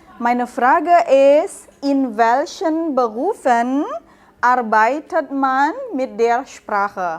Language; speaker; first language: German; non-native, learner; Indonesian